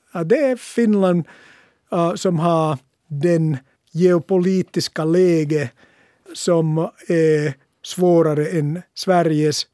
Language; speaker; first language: Swedish; non-native, local second language; Finnish